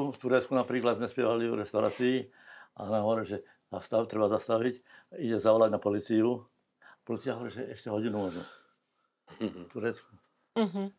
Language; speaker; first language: Slovak; non-native, local second language; Rusyn